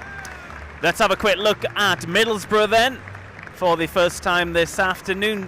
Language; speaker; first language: English; native; English